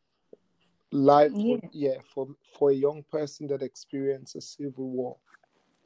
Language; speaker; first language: English; non-native, local second language; Mandingo